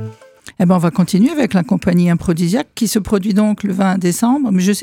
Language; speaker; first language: French; native; French